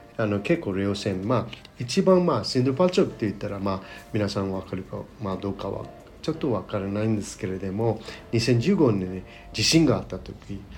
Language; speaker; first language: Japanese; non-native, fluent; Nepali